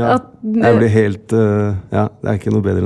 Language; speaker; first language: Norwegian; non-native, fluent; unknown